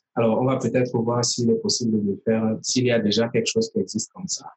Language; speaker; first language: French; native; French